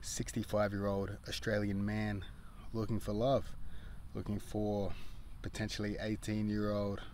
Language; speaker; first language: English; native; English